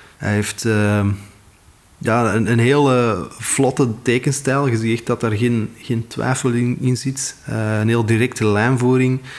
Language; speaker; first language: Dutch; native; Dutch